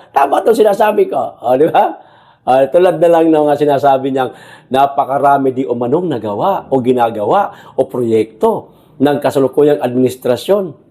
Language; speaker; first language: Filipino; non-native, local second language; Cebuano